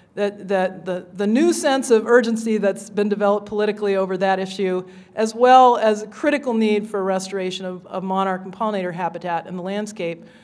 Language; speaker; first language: English; native; English